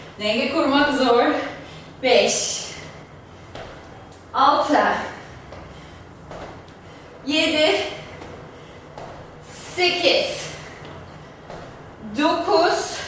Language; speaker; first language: Turkish; non-native, fluent; German